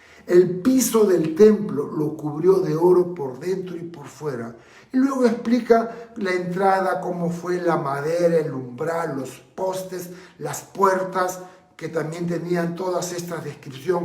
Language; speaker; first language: Spanish; native; Spanish